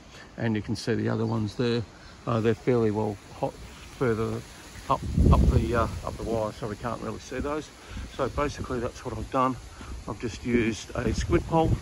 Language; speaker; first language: English; native; English